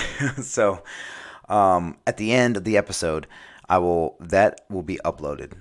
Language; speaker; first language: English; native; English